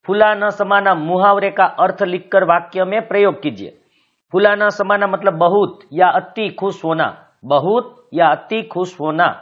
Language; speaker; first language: Hindi; non-native, local second language; Gujarati